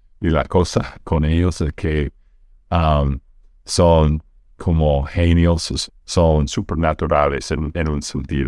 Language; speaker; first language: Spanish; non-native, fluent; English